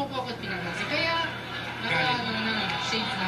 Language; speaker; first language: Filipino; non-native, learner; Japanese